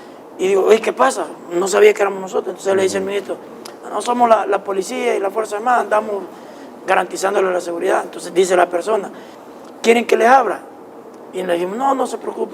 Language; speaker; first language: Spanish; native; Spanish